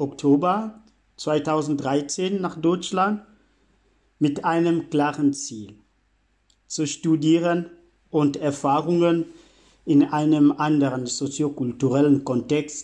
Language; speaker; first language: German; non-native, fluent; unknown